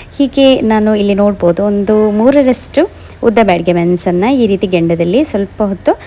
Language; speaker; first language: Kannada; non-native, local second language; Konkani